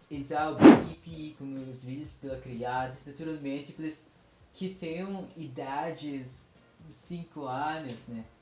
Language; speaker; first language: Portuguese; non-native, learner; Filipino